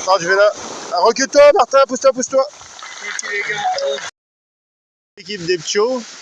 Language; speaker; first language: French; native; French